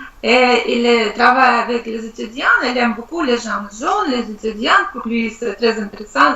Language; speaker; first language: French; non-native, learner; Russian